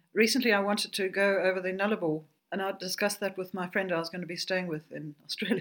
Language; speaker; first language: English; native; English